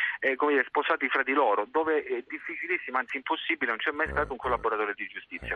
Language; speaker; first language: Italian; native; Italian